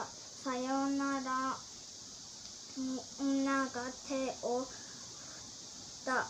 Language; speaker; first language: Japanese; early bilingual, heritage; Korean